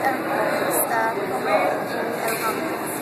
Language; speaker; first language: Spanish; non-native, learner; English